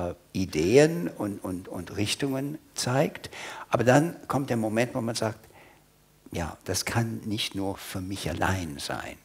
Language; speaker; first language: German; non-native, fluent; English